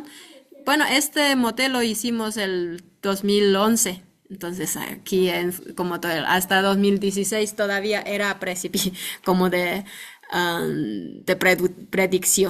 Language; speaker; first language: Spanish; non-native, fluent; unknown